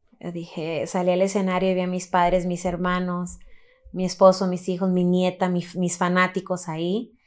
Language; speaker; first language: Spanish; early bilingual, heritage; Spanish